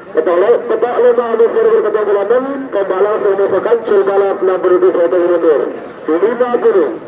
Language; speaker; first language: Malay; non-native, local second language; Madurese